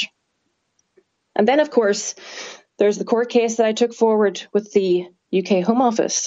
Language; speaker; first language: English; native; English